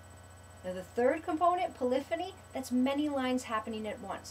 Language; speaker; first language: English; native; English